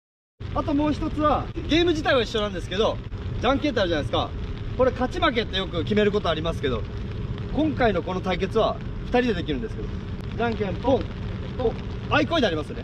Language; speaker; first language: Japanese; native; Japanese